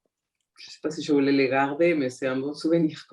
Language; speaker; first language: French; non-native, fluent; Spanish